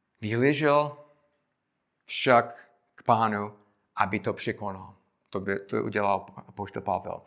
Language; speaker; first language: Czech; non-native, fluent; English